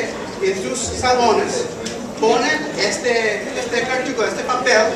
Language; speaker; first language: Spanish; early bilingual, heritage; English